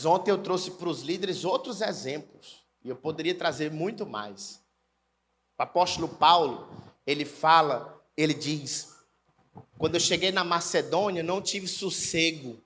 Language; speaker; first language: Portuguese; native; Portuguese